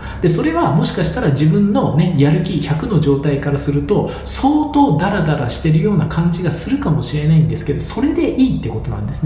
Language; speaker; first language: Japanese; native; Japanese